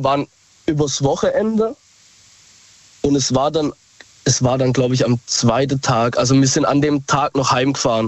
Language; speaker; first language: German; native; German